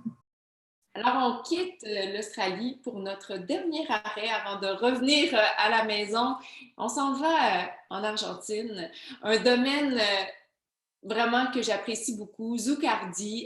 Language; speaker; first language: French; native; French